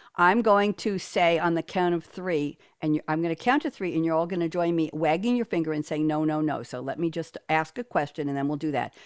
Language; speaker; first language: English; native; English